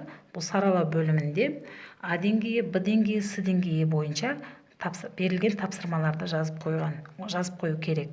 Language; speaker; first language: Kazakh; native; Kazakh